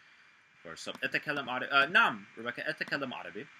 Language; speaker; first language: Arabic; non-native, learner; English